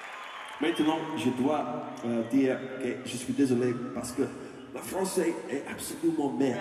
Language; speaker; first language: French; non-native, learner; English